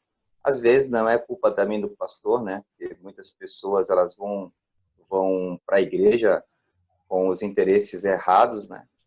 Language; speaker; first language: Portuguese; native; Portuguese